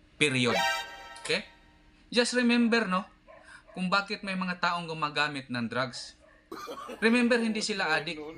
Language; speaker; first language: Filipino; non-native, local second language; Cebuano